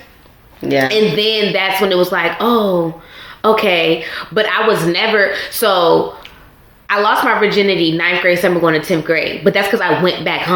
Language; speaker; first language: English; native; English